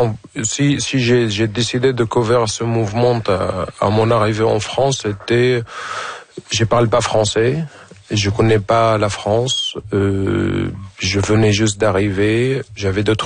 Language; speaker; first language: French; non-native, fluent; Arabic